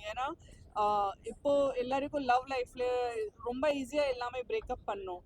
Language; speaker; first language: Tamil; non-native, fluent; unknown